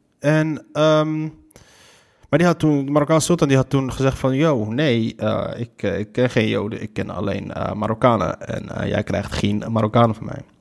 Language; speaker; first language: Dutch; early bilingual, other home language; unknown